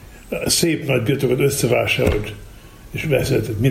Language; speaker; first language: Hungarian; non-native, learner; German